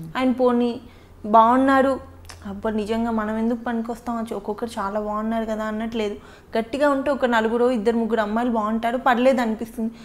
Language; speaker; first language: Telugu; native; Telugu